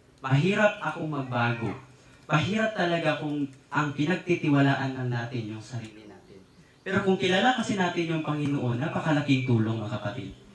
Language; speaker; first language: Filipino; native; Filipino